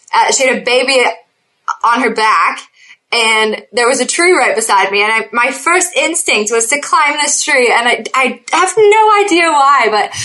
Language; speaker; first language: English; native; English